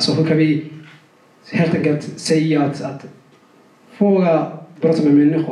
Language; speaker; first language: Swedish; non-native, fluent; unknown